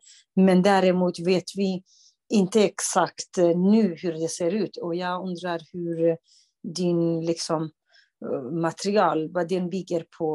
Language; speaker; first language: Swedish; non-native, fluent; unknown